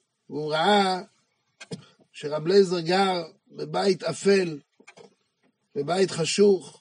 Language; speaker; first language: Hebrew; non-native, fluent; French